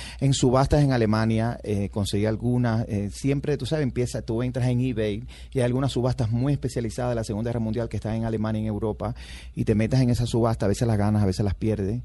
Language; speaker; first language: Spanish; native; Spanish